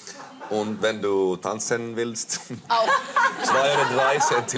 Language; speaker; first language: German; non-native, learner; Finnish